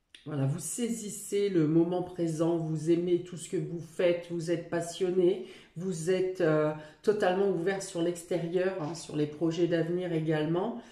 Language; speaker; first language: French; native; French